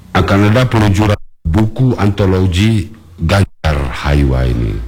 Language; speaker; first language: Indonesian; non-native, local second language; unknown